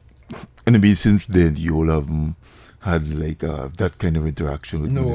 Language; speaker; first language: English; native; English